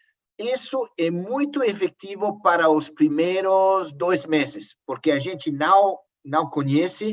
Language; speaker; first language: Portuguese; non-native, learner; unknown